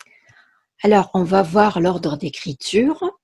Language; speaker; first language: French; non-native, fluent; Japanese